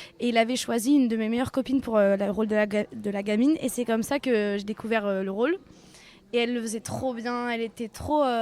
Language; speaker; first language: French; native; French